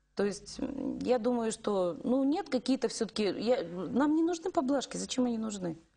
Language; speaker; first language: Russian; native; Russian